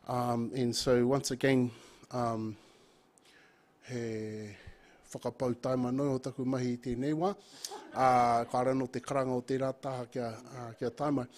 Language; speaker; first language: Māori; non-native, local second language; English